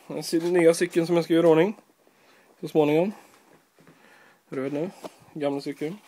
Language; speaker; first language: Swedish; native; Swedish